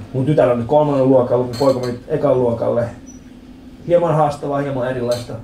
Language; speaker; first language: Finnish; early bilingual, other home language; Persian